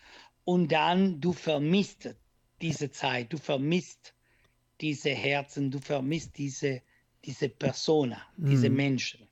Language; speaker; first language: German; non-native, learner; Italian